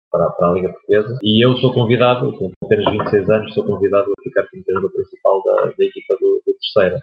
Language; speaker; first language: Portuguese; native; Portuguese